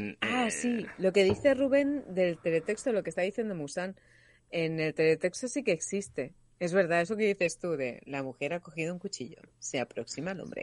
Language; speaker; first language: Spanish; native; Spanish